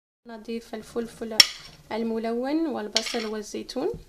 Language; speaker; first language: Arabic; native; Arabic